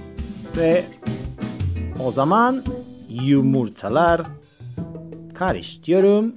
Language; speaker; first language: Turkish; non-native, learner; Spanish